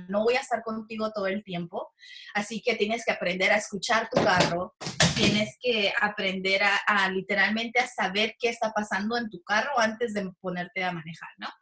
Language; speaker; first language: Spanish; early bilingual, heritage; Spanish